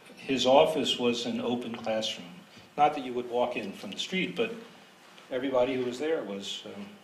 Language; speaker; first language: English; native; English